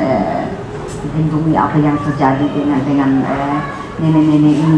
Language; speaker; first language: Indonesian; non-native, fluent; Dutch